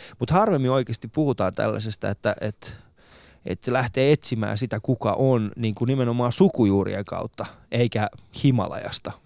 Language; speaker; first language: Finnish; early bilingual, other home language; Persian